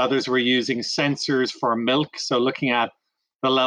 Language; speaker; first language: English; native; English